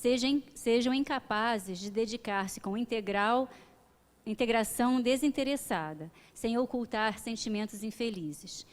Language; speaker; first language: Portuguese; native; Portuguese